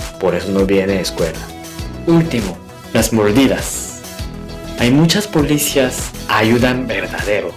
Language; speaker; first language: Spanish; non-native, fluent; Korean